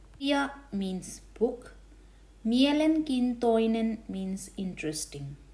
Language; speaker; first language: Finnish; non-native, fluent; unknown